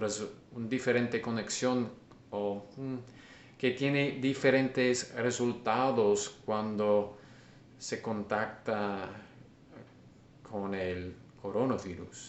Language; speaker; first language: Spanish; non-native, learner; English